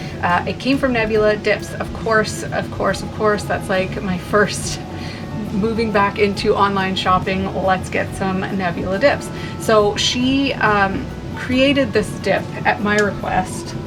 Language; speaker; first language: English; native; English